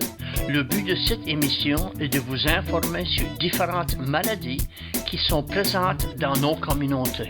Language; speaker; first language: French; native; French